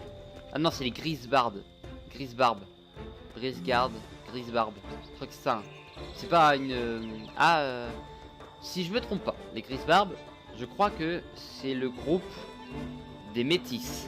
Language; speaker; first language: French; native; French